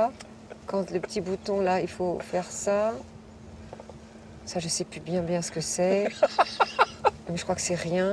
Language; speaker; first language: French; native; French